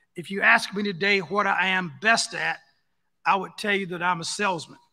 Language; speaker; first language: English; native; English